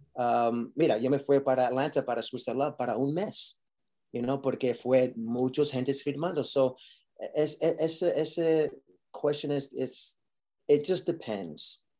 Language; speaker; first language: Spanish; early bilingual, heritage; Spanish